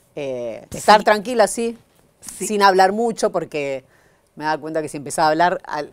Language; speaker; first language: Spanish; native; Spanish